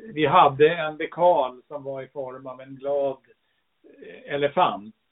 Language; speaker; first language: Swedish; early bilingual, other home language; English